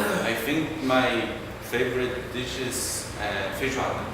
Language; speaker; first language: English; non-native, fluent; German